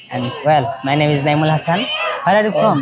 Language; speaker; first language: English; non-native, learner; Bangla